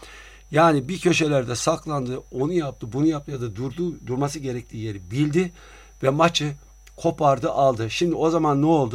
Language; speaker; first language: Turkish; native; Turkish